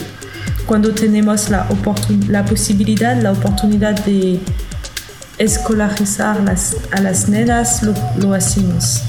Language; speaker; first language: Spanish; non-native, learner; French